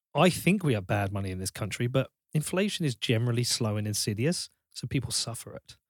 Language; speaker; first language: English; native; English